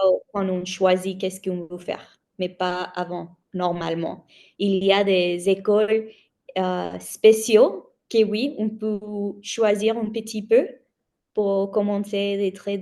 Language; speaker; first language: French; non-native, learner; English